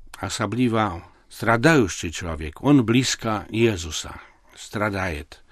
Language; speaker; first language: Russian; non-native, local second language; Belarusian